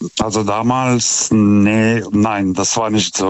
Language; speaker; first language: German; native; German